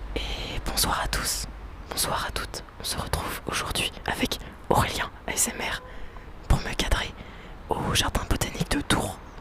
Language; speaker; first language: French; native; French